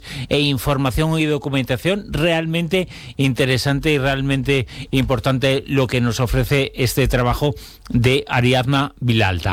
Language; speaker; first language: Spanish; native; Spanish